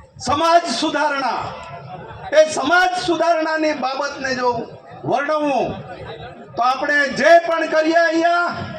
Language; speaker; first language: Gujarati; non-native, local second language; Kukna